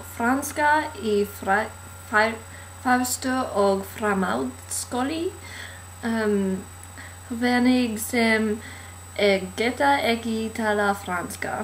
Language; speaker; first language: Icelandic; non-native, learner; English